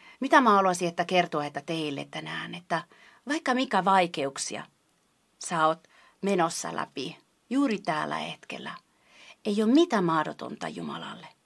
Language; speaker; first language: Finnish; non-native, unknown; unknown